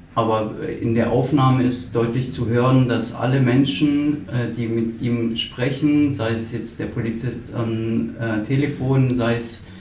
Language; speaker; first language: German; native; German